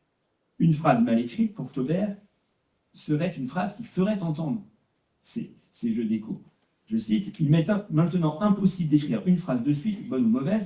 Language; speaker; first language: French; native; French